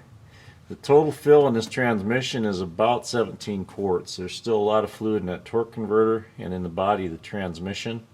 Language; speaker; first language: English; native; English